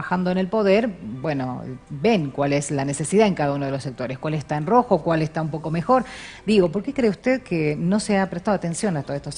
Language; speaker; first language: Spanish; native; Spanish